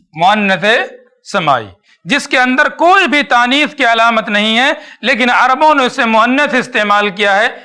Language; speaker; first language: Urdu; native; Urdu